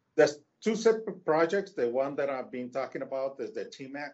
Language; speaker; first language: English; non-native, fluent; Spanish